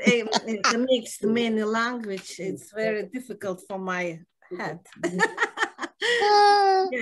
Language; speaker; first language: English; non-native, learner; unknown